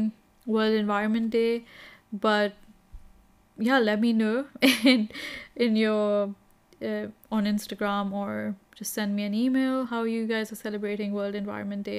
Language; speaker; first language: English; non-native, local second language; Urdu